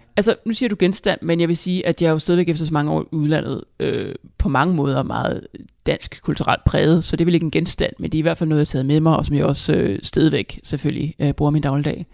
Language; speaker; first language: Danish; native; Danish